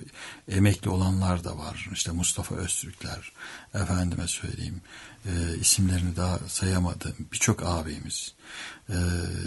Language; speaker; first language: Turkish; native; Turkish